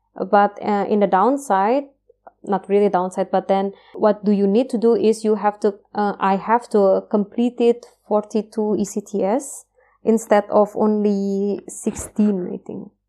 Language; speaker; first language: English; non-native, fluent; Indonesian